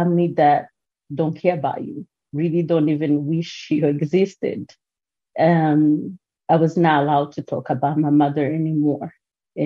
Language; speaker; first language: English; non-native, local second language; Kinyarwanda